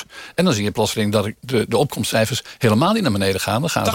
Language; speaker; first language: Dutch; native; Dutch